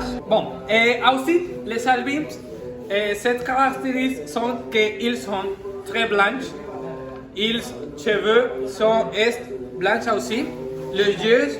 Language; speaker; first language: French; non-native, learner; Spanish